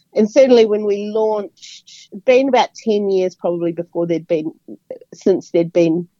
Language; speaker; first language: English; native; English